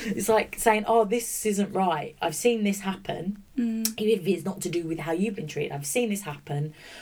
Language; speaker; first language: English; native; English